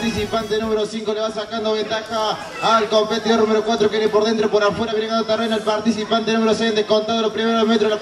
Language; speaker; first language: Spanish; native; Spanish